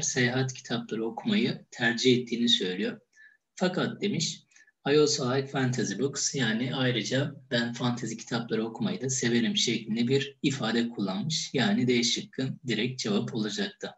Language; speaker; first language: Turkish; native; Turkish